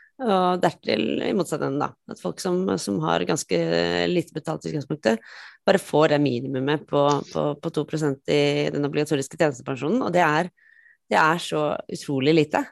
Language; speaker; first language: Norwegian; native; Norwegian